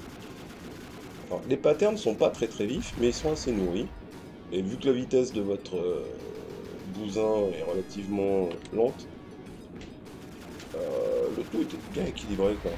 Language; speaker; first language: French; native; French